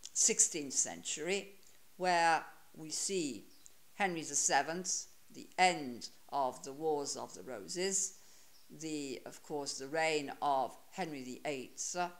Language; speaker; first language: English; non-native, fluent; Italian